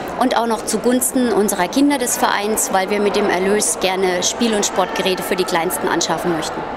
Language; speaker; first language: German; native; German